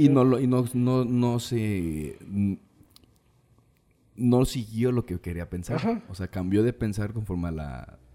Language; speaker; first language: Spanish; native; Spanish